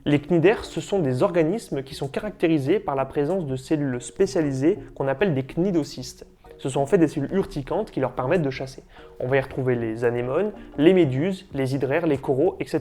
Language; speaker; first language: French; native; French